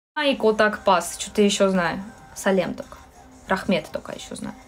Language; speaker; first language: Japanese; non-native, fluent; Russian